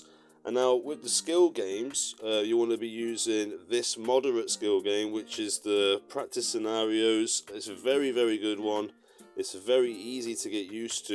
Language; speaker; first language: English; native; English